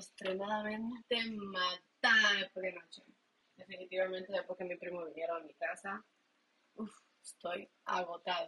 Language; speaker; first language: Spanish; native; Spanish